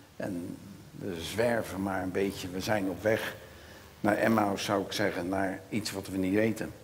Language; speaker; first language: Dutch; native; Dutch